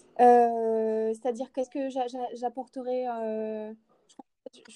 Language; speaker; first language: French; native; French